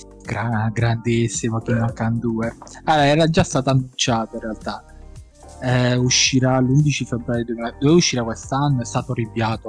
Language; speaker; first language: Italian; native; Italian